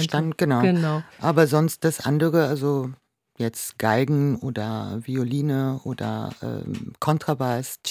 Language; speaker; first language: German; non-native, fluent; Arabic